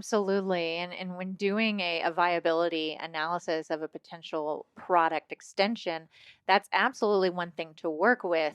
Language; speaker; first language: English; native; English